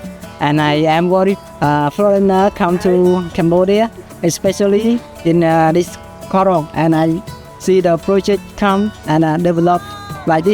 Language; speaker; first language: English; non-native, learner; Khmer